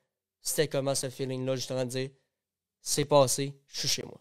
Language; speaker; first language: French; native; French